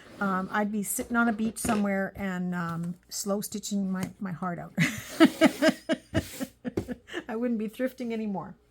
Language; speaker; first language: English; native; English